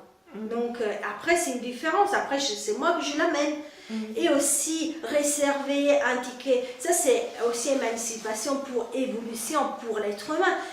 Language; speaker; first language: French; non-native, fluent; Spanish